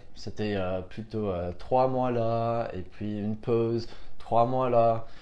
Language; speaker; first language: French; non-native, fluent; English